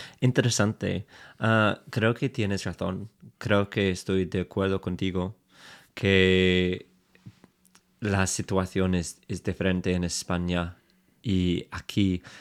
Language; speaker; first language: Spanish; non-native, fluent; English